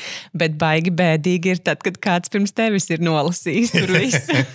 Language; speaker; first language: Latvian; native; Latvian